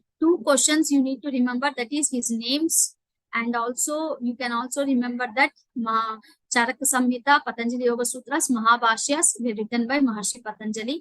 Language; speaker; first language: English; non-native, local second language; Telugu